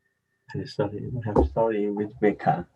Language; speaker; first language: English; non-native, learner; Thai